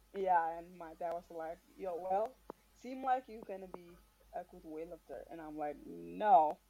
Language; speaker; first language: English; non-native, fluent; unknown